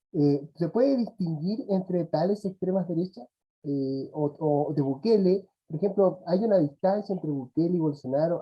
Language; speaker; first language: Spanish; native; Spanish